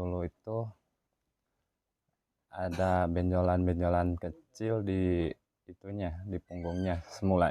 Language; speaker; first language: Indonesian; non-native, local second language; Sundanese